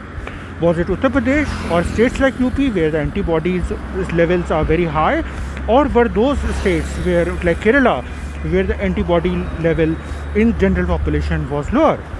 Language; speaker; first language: English; non-native, local second language; Hindi